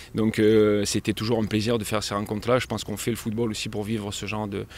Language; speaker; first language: French; native; French